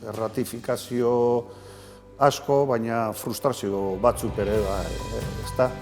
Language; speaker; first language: Basque; non-native, local second language; Spanish